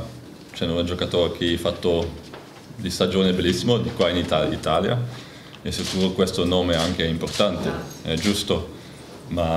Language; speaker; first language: Italian; non-native, learner; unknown